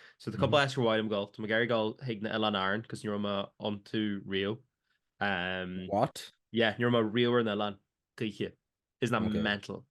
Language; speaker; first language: Irish; native; Irish